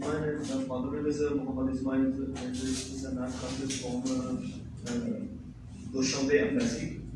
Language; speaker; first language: English; non-native, learner; Urdu